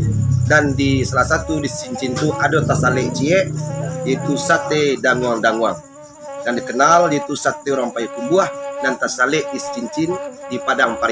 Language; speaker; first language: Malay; non-native, local second language; Minangkabau